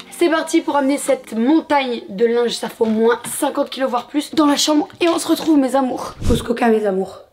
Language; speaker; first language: French; native; French